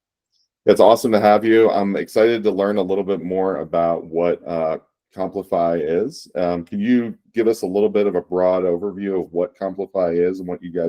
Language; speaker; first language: English; native; English